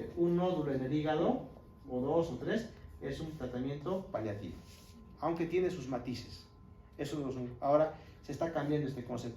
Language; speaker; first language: Spanish; native; Spanish